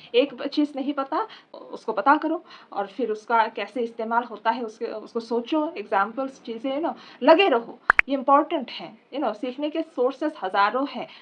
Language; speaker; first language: Hindi; non-native, local second language; Assamese